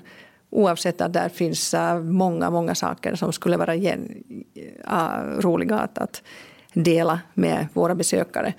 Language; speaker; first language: Swedish; non-native, local second language; Finnish